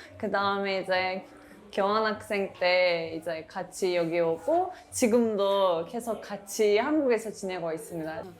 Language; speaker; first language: Korean; non-native, fluent; Turkish